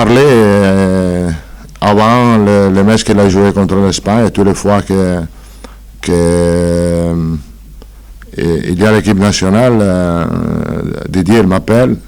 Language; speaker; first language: French; non-native, fluent; Italian